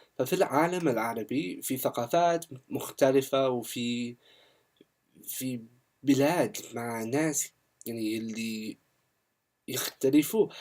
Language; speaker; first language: Arabic; non-native, learner; English